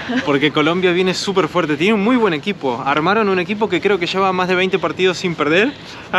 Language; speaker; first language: Spanish; native; Spanish